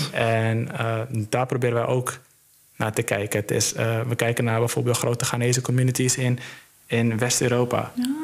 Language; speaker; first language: Dutch; early bilingual, other home language; Somali